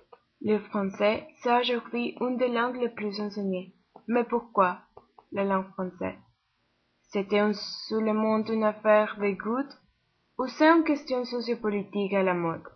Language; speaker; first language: French; non-native, learner; Spanish